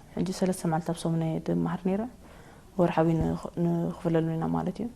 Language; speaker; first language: Tigrinya; early bilingual, heritage; Tigrinya